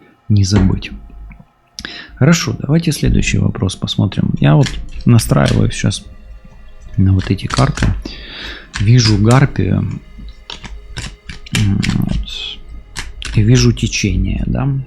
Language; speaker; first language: Russian; native; Russian